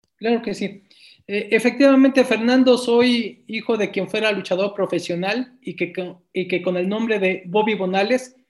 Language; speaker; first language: Spanish; native; Spanish